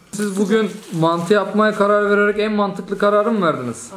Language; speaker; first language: Turkish; native; Turkish